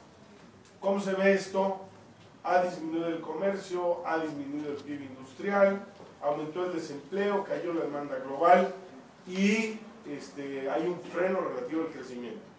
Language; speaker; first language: Spanish; native; Spanish